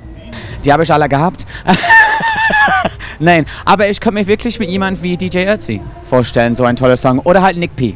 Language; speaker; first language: German; non-native, fluent; English